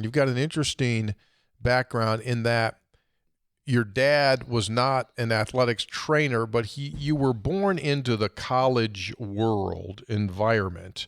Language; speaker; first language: English; native; English